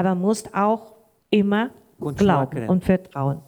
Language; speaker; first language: German; non-native, learner; Portuguese